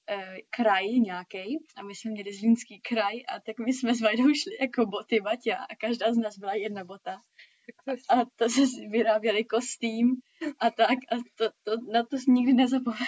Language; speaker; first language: Czech; early bilingual, heritage; Czech